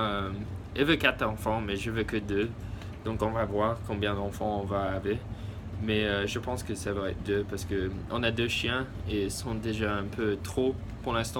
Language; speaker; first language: French; early bilingual, heritage; English